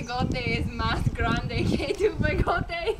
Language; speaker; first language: Spanish; non-native, learner; English